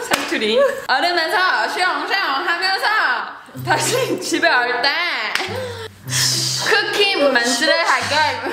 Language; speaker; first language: Korean; early bilingual, heritage; English